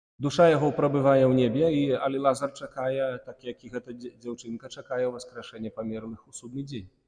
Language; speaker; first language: Belarusian; non-native, local second language; Russian